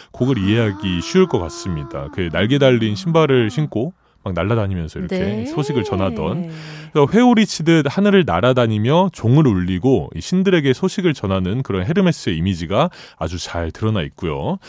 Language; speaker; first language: Korean; native; Korean